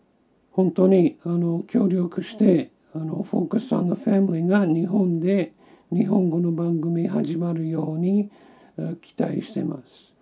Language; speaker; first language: Japanese; non-native, learner; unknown